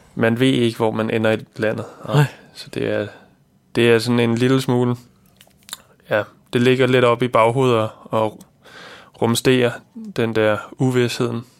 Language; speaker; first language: Danish; native; Danish